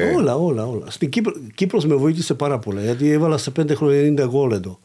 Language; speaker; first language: Greek; non-native, learner; Slovak